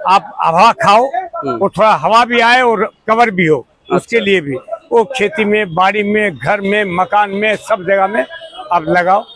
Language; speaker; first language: Hindi; non-native, local second language; Bangla